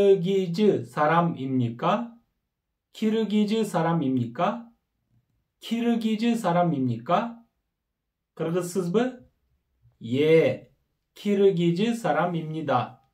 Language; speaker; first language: Korean; non-native, learner; Kyrgyz